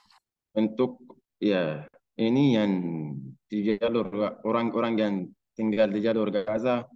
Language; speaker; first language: Indonesian; non-native, learner; Arabic